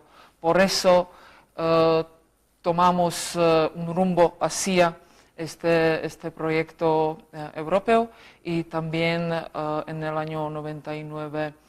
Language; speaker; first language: Spanish; non-native, fluent; Czech